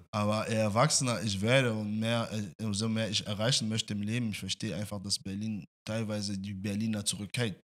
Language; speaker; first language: German; non-native, fluent; French